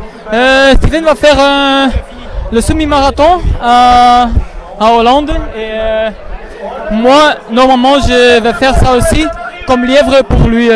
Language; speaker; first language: French; non-native, learner; Dutch